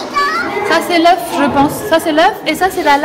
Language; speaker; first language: French; native; French